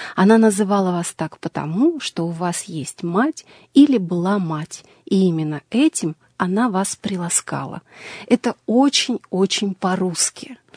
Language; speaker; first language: Russian; native; Russian